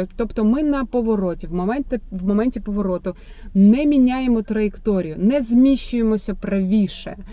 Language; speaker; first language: Ukrainian; non-native, local second language; Russian